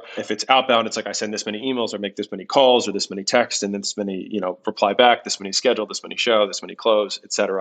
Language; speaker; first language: English; native; English